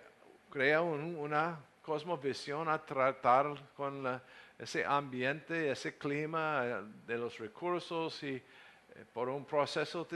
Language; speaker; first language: Spanish; non-native, learner; English